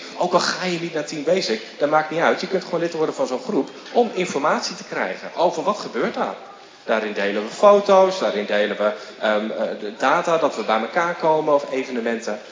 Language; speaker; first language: Dutch; native; Dutch